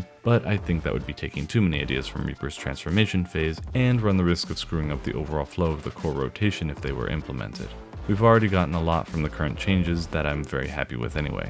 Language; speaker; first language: English; native; English